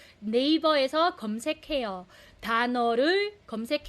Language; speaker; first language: Korean; non-native, fluent; Filipino